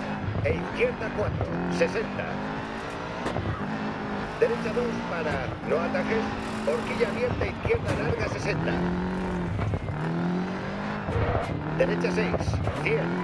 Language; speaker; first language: Spanish; native; Spanish